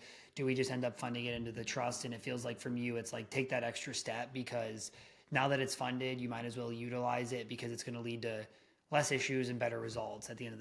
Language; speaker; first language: English; native; English